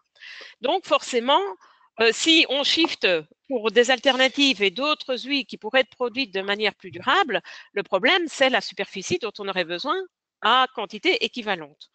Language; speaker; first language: French; native; French